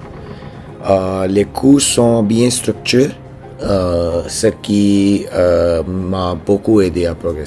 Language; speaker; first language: French; non-native, learner; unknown